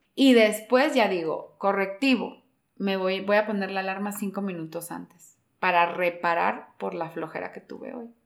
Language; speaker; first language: Spanish; native; Spanish